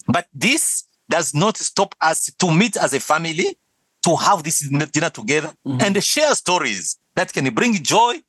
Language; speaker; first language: English; non-native, fluent; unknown